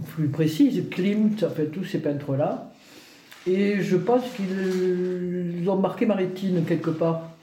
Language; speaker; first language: French; native; French